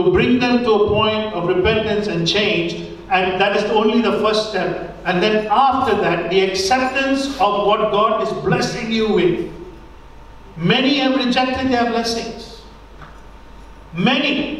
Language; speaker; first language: English; non-native, local second language; Tamil